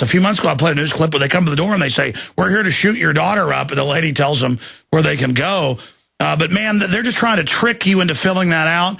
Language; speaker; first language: English; native; English